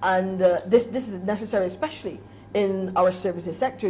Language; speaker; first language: English; native; English